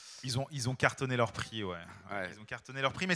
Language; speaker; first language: French; native; French